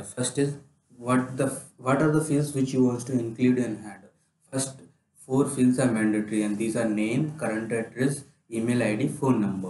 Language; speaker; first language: English; non-native, local second language; Hindi